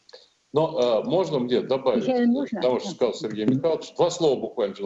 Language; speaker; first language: Russian; native; Russian